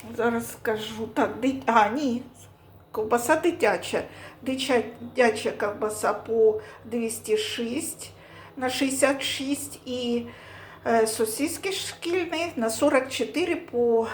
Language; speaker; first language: Ukrainian; non-native, local second language; Russian